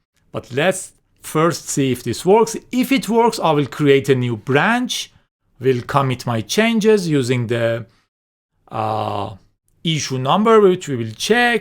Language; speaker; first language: English; non-native, fluent; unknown